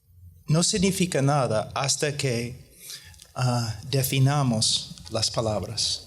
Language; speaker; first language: Spanish; non-native, fluent; English